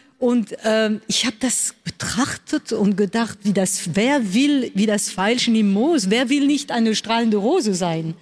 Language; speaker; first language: German; non-native, local second language; French